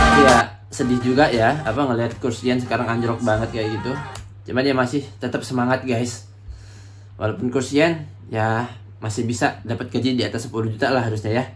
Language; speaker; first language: Indonesian; native; Indonesian